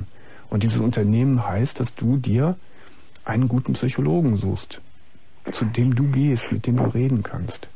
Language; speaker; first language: German; native; German